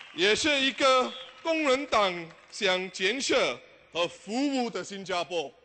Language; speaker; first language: Chinese; non-native, local second language; English